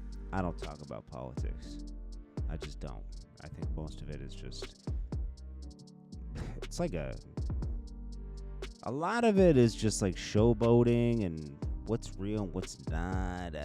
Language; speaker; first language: English; native; English